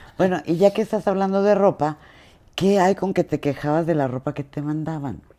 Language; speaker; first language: Spanish; native; Spanish